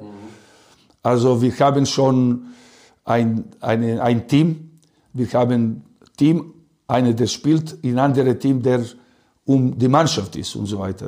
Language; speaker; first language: German; non-native, learner; Serbian